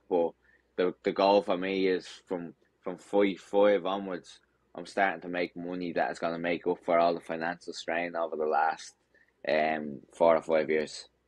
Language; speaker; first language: English; native; English